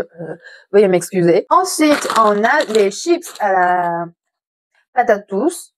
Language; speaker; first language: French; non-native, fluent; Chinese